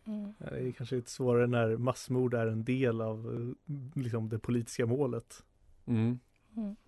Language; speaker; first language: Swedish; native; Swedish